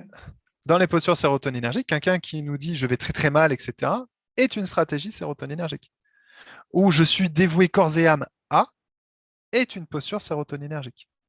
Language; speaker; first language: French; native; French